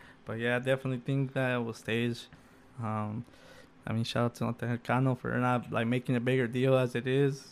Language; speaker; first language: English; early bilingual, other home language; Spanish